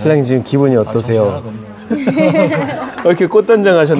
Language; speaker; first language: Korean; native; Korean